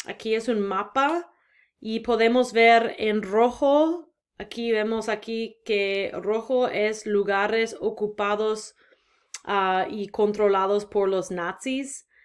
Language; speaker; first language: Spanish; non-native, fluent; English